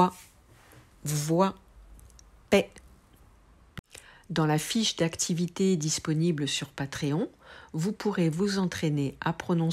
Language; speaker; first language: French; native; French